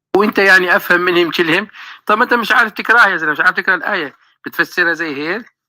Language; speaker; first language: Arabic; native; Arabic